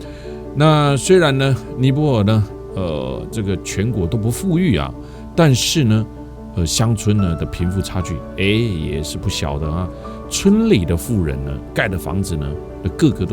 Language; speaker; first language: Chinese; native; Chinese